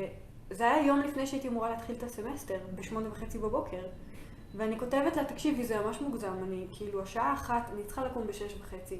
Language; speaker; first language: Hebrew; native; Hebrew